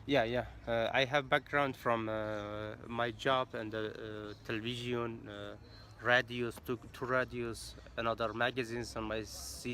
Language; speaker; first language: English; non-native, learner; Persian